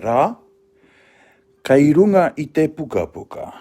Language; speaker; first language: Māori; non-native, local second language; English